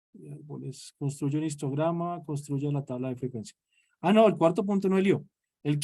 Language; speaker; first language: Spanish; native; Spanish